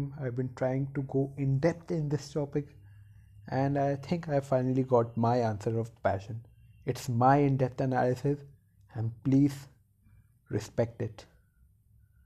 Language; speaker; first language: English; non-native, local second language; Hindi